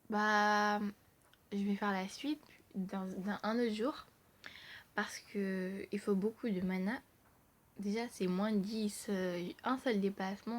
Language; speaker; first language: French; native; French